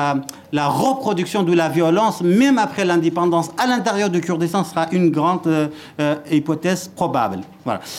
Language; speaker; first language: French; non-native, fluent; Kurdish